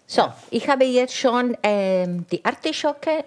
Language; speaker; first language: German; non-native, fluent; Italian